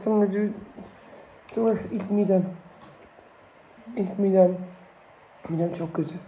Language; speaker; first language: Turkish; early bilingual, heritage; Turkish